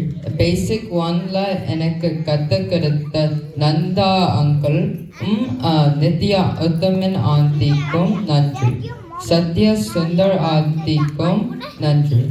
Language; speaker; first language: Tamil; early bilingual, heritage; English